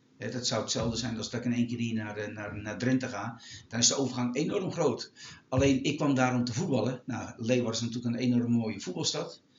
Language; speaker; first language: Dutch; native; Dutch